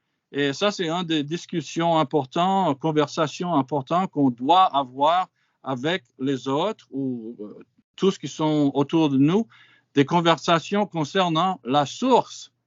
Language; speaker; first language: French; non-native, fluent; English